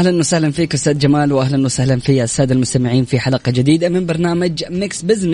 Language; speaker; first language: Arabic; native; Arabic